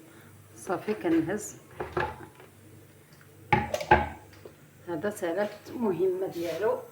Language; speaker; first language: Arabic; native; Arabic